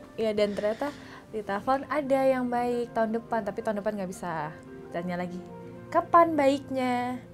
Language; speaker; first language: Indonesian; native; Indonesian